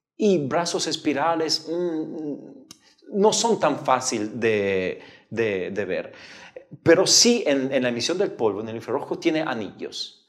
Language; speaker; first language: Spanish; non-native, fluent; Italian